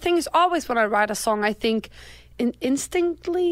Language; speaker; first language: English; non-native, fluent; Danish